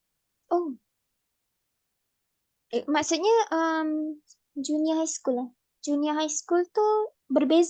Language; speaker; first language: Malay; native; Malay